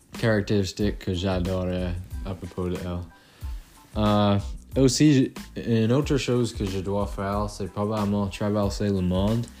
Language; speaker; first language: French; non-native, local second language; English